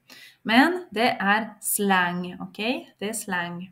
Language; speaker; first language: Swedish; non-native, fluent; Russian